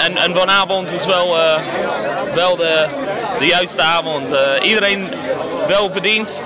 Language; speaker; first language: Dutch; non-native, learner; English